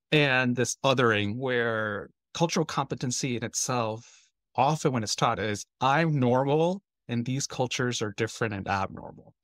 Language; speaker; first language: English; native; English